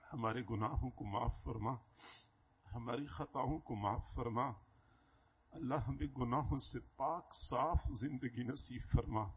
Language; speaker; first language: Urdu; non-native, local second language; Punjabi